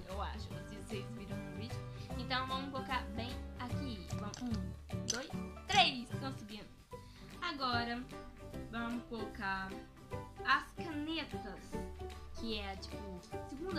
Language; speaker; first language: Portuguese; early bilingual, heritage; Portuguese